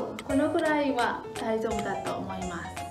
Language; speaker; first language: Japanese; non-native, learner; Vietnamese